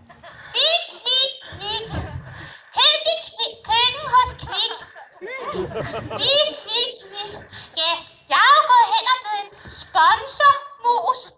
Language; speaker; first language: Danish; native; Danish